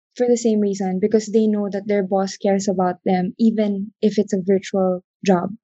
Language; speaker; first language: English; non-native, local second language; Filipino